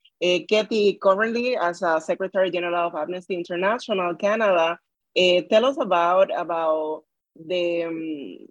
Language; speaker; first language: English; non-native, local second language; Spanish